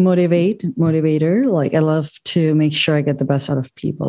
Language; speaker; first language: English; non-native, local second language; Urdu